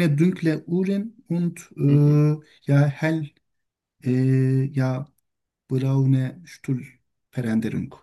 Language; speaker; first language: German; non-native, learner; Turkish